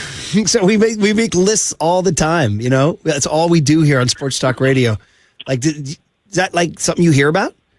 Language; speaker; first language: English; native; English